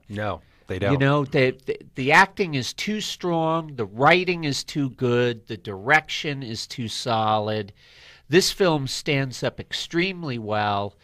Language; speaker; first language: English; native; English